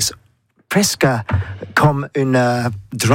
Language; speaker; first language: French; non-native, learner; English